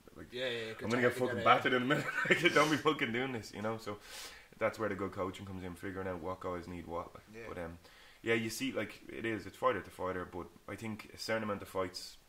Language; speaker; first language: English; native; English